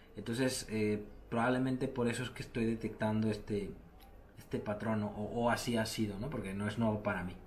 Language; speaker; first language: Spanish; native; Spanish